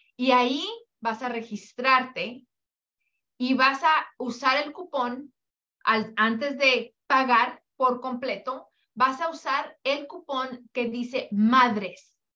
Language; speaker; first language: Spanish; early bilingual, heritage; Spanish